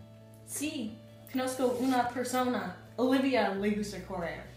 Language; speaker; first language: Spanish; non-native, learner; English